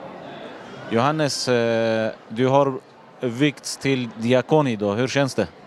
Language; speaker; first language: Swedish; non-native, local second language; Turoyo